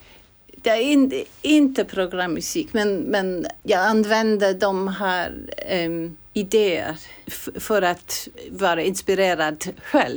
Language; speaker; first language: Swedish; non-native, fluent; English